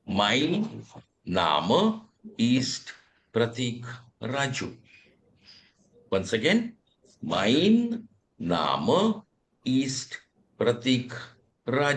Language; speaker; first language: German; non-native, fluent; Telugu